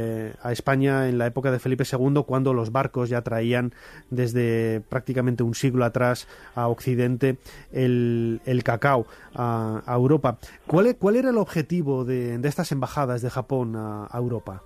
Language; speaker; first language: Spanish; native; Spanish